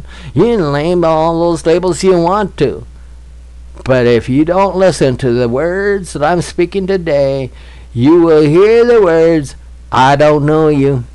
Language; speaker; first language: English; native; English